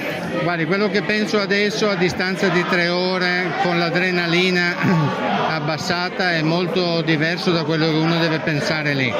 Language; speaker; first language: Italian; native; Italian